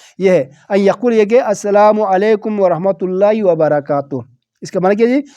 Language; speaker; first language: Urdu; non-native, local second language; Balti